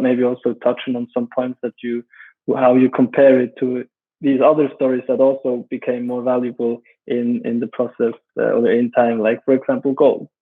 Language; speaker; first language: English; non-native, fluent; German